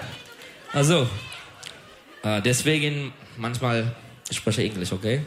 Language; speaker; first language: German; non-native, learner; Turkish